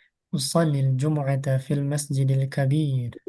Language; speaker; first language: Arabic; non-native, fluent; Indonesian